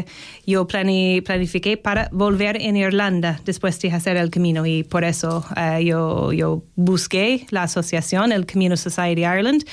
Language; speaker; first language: Spanish; non-native, fluent; English